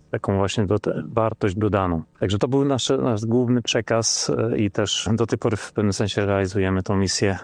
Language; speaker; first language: Polish; native; Polish